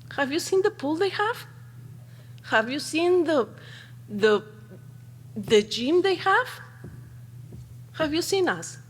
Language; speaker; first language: English; non-native, fluent; Spanish